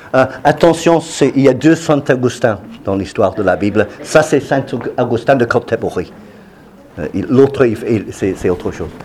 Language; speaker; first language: French; non-native, fluent; English